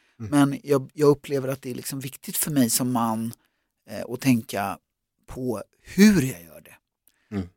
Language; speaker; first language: Swedish; native; Swedish